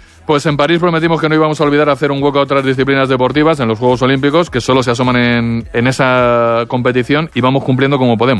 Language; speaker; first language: Spanish; native; Spanish